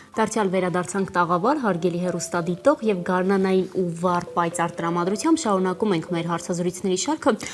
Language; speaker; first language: Armenian; native; Armenian